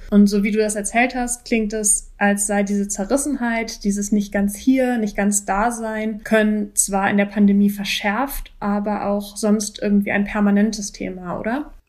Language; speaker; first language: German; native; German